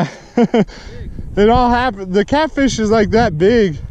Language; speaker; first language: English; native; English